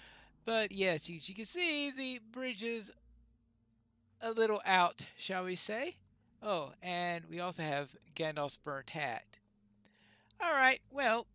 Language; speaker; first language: English; native; English